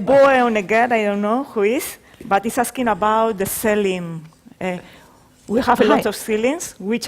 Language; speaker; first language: English; non-native, learner; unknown